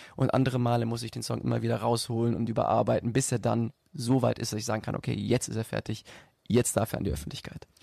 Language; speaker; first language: German; native; German